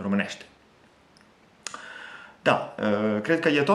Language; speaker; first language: Romanian; non-native, fluent; Italian